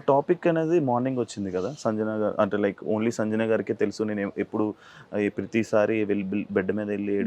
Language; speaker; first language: Telugu; native; Telugu